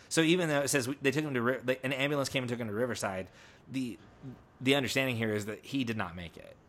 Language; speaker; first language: English; native; English